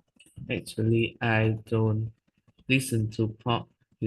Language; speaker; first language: English; non-native, learner; Vietnamese